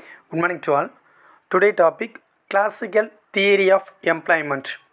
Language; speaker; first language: English; non-native, local second language; Tamil